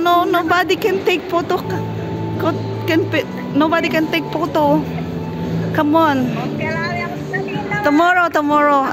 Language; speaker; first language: English; non-native, learner; Filipino